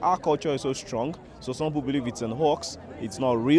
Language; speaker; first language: English; non-native, local second language; Yoruba